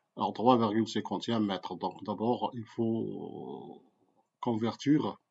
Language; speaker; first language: French; non-native, local second language; Arabic